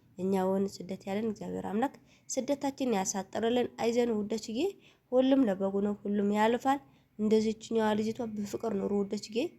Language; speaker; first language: Amharic; non-native, local second language; Tigrinya